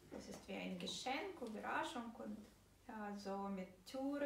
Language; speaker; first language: German; non-native, fluent; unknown